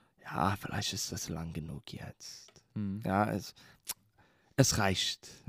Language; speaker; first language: German; non-native, fluent; English